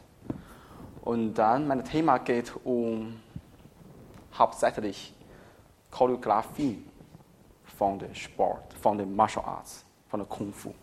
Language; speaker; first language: German; non-native, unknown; Chinese